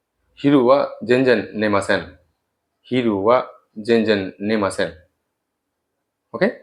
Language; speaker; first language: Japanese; non-native, fluent; Bangla